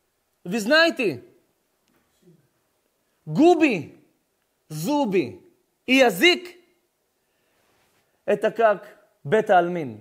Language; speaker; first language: Russian; early bilingual, heritage; Russian